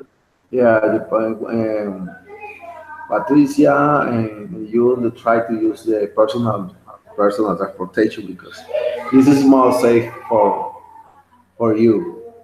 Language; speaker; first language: English; non-native, learner; Spanish